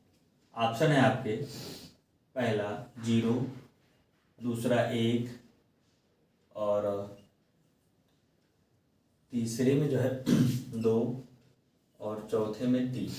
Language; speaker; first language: Hindi; native; Hindi